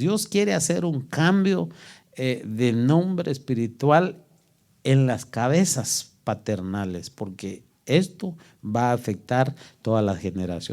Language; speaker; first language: Spanish; native; Spanish